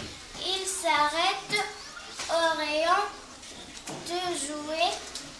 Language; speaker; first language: French; non-native, learner; Arabic